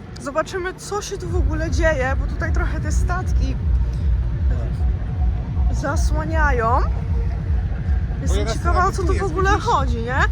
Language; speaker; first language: Polish; native; Polish